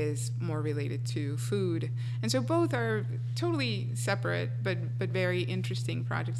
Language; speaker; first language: English; non-native, fluent; Spanish